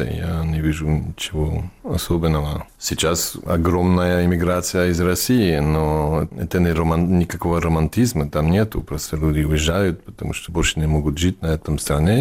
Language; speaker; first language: Russian; non-native, fluent; English